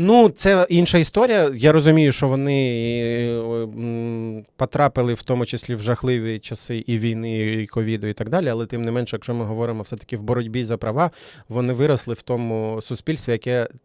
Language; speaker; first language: Ukrainian; native; Ukrainian